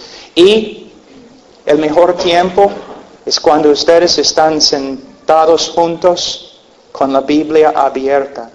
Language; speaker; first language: Spanish; non-native, fluent; English